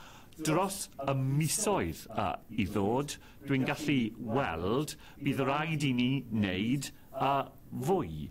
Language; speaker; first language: Welsh; non-native, fluent; English